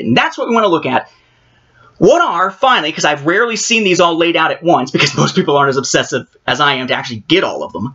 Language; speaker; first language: English; native; English